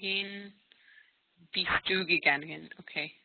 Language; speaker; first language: German; non-native, learner; Hebrew